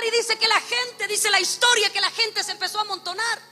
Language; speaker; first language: Spanish; native; Spanish